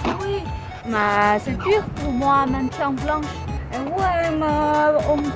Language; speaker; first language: French; non-native, learner; Chinese